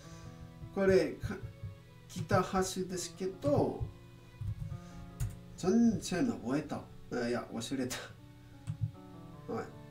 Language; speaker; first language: Japanese; non-native, learner; English